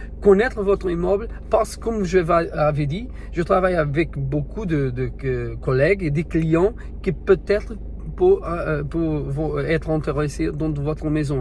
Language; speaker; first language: French; non-native, learner; Portuguese